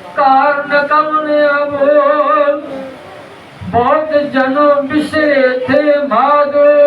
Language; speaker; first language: Hindi; non-native, local second language; Punjabi